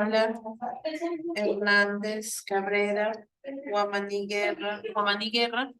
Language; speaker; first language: Spanish; native; Spanish